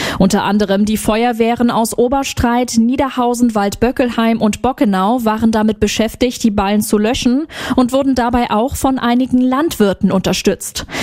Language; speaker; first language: German; native; German